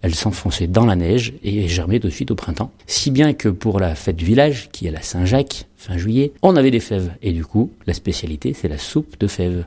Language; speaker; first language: French; native; French